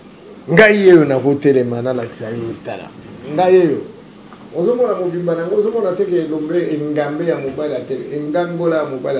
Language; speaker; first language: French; non-native, local second language; Lingala